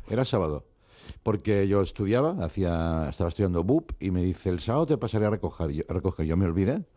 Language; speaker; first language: Spanish; non-native, local second language; Catalan